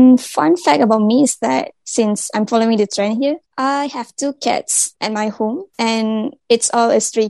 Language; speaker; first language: English; non-native, local second language; Malay